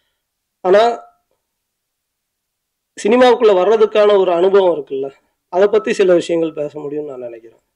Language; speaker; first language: Tamil; native; Tamil